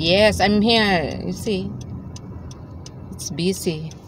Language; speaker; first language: English; non-native, local second language; Filipino